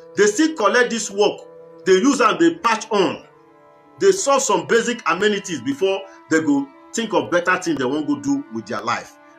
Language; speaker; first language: Nigerian Pidgin; non-native, local second language; Bini